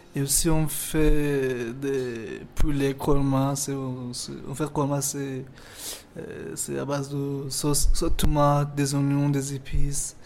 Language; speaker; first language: French; non-native, fluent; Persian